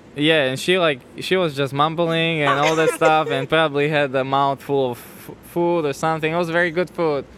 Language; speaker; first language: English; non-native, fluent; Slovak